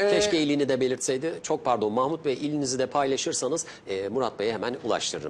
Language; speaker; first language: Turkish; native; Turkish